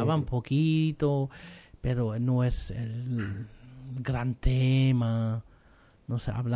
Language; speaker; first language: Spanish; non-native, learner; German